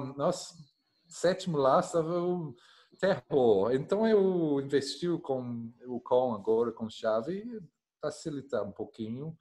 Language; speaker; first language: Portuguese; non-native, learner; English